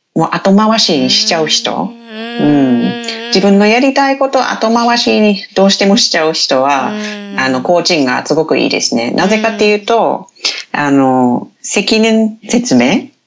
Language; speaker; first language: Japanese; non-native, fluent; English